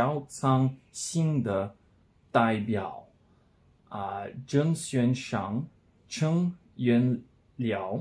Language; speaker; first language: Chinese; non-native, learner; English